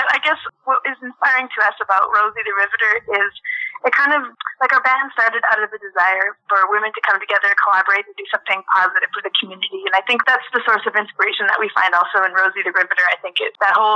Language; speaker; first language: English; non-native, fluent; French